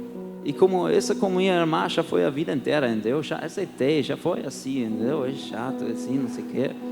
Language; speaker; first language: Portuguese; early bilingual, heritage; Portuguese